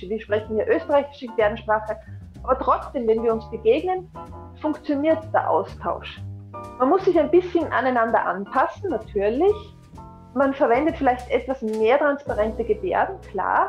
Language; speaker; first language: German; non-native, fluent; Finnish